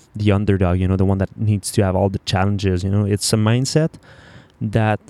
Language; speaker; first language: English; non-native, fluent; French